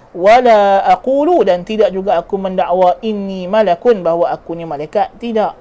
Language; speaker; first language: Malay; native; Malay